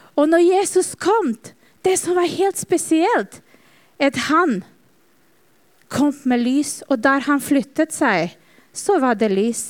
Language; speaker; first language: Norwegian; non-native, fluent; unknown